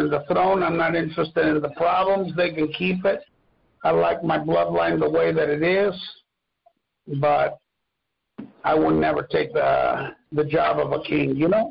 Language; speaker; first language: English; non-native, fluent; Spanish